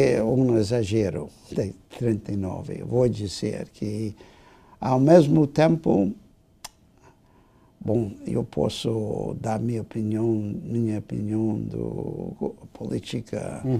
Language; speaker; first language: Portuguese; non-native, fluent; English